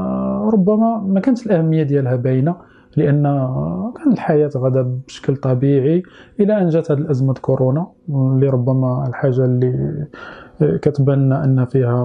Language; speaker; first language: Arabic; native; Arabic